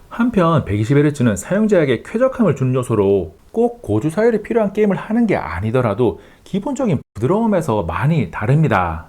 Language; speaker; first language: Korean; native; Korean